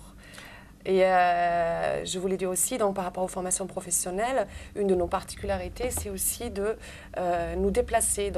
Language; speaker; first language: French; non-native, fluent; German